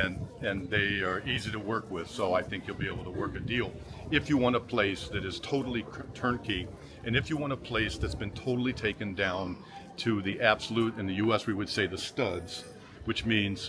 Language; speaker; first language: English; native; English